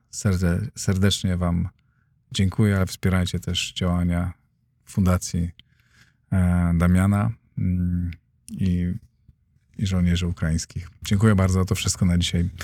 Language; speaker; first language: Polish; native; Polish